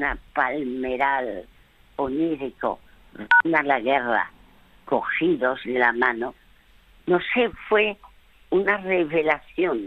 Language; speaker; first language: Spanish; early bilingual, other home language; French